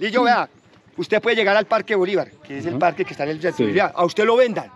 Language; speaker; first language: Spanish; native; Spanish